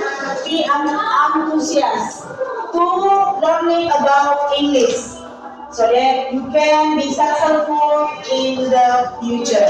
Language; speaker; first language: English; non-native, learner; Indonesian